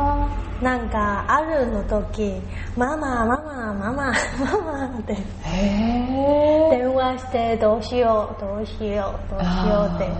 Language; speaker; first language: Japanese; non-native, learner; Chinese